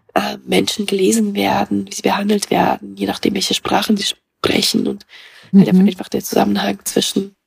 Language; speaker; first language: German; early bilingual, other home language; Russian